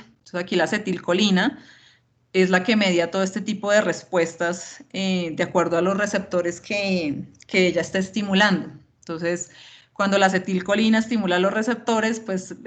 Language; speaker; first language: Spanish; native; Spanish